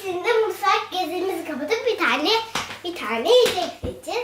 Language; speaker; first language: Turkish; early bilingual, heritage; Turkish